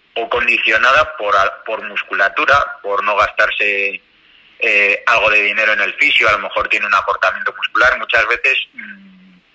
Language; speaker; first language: Spanish; native; Spanish